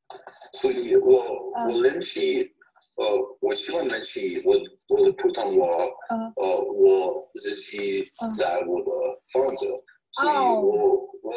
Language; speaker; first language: Chinese; non-native, fluent; English